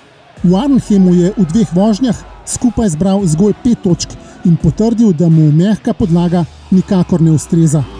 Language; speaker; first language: Slovenian; native; Slovenian